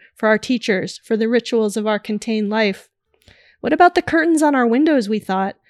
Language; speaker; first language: English; native; English